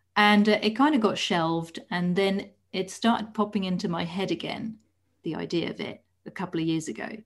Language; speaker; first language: English; non-native, fluent; Dutch